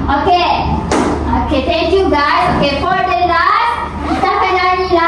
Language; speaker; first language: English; non-native, local second language; Malay